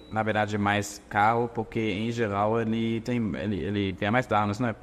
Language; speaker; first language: Portuguese; non-native, fluent; German